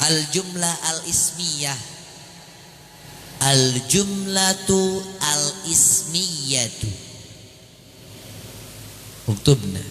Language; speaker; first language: Arabic; non-native, fluent; Indonesian